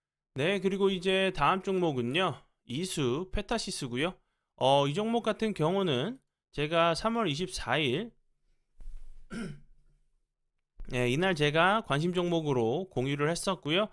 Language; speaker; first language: Korean; native; Korean